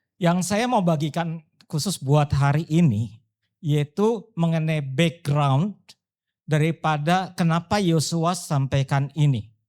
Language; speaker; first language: Indonesian; native; Indonesian